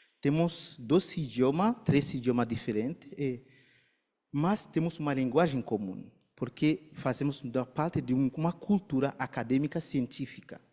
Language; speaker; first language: Portuguese; non-native, fluent; Haitian Creole